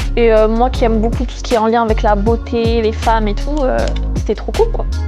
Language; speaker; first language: French; early bilingual, other home language; Malagasy